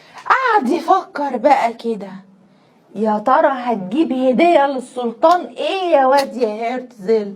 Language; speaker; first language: Arabic; native; Arabic